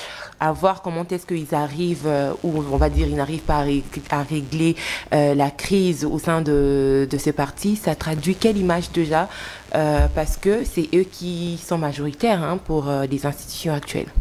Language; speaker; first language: French; non-native, local second language; Lingala